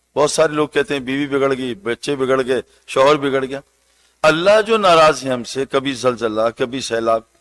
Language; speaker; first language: Urdu; native; Urdu